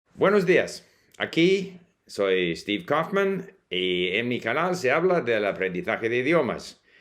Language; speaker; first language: Spanish; non-native, fluent; English